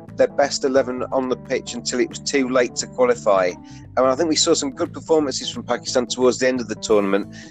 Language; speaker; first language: English; native; English